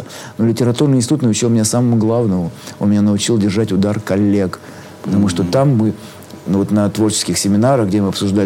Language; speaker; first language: Russian; native; Russian